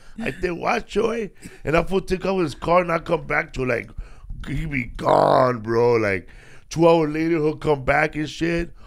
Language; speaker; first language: English; early bilingual, other home language; Spanish